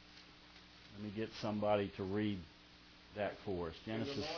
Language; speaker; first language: English; native; English